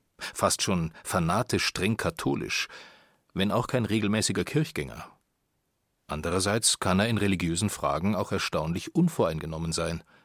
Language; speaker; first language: German; native; German